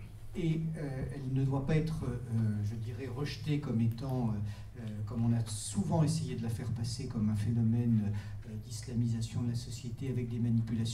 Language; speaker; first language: French; native; French